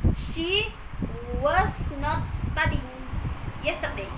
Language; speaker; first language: English; non-native, learner; Indonesian